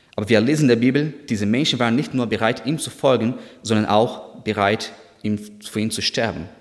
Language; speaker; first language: German; non-native, fluent; Portuguese